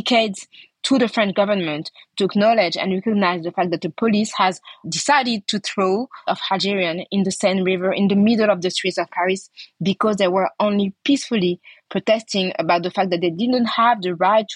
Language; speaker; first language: English; non-native, fluent; French